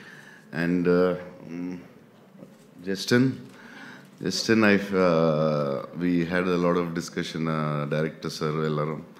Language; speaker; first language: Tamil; non-native, learner; Telugu